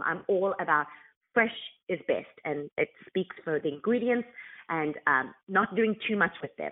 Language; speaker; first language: English; native; English